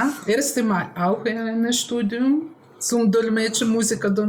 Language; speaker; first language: German; non-native, learner; Russian